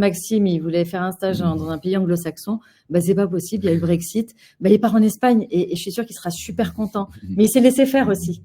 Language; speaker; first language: French; native; French